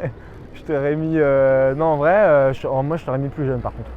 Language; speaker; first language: French; native; French